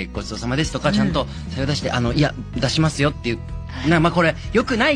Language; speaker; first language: Japanese; native; Japanese